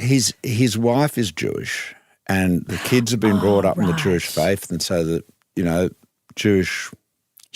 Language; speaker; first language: English; native; English